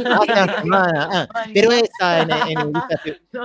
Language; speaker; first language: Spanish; non-native, learner; Italian